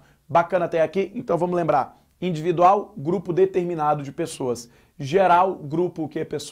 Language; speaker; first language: Portuguese; native; Portuguese